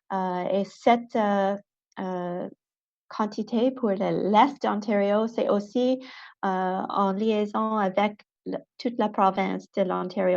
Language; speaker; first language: French; non-native, local second language; English